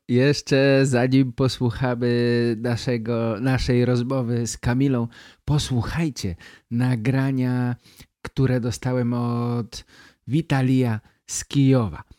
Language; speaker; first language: Polish; native; Polish